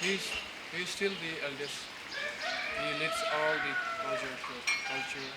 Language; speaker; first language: English; non-native, fluent; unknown